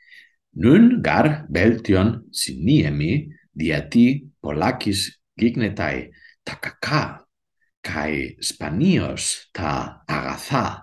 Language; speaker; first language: Greek; non-native, learner; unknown